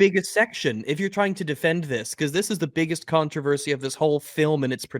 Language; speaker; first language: English; native; English